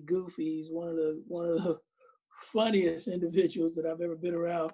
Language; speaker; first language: English; native; English